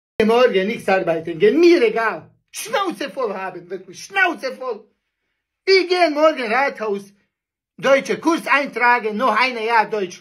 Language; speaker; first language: German; non-native, learner; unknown